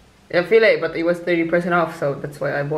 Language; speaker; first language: English; non-native, local second language; Japanese